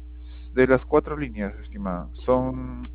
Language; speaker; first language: Spanish; native; Spanish